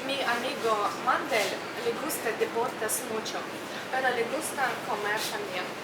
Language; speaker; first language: Spanish; non-native, learner; Russian